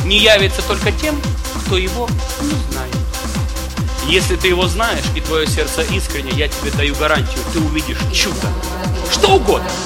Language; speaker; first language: Russian; native; Russian